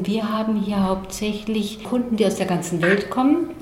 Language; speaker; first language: German; native; German